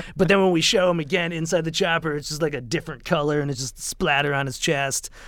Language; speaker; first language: English; native; English